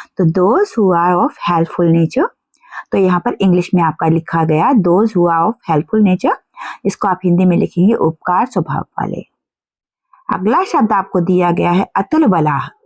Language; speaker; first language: Hindi; native; Hindi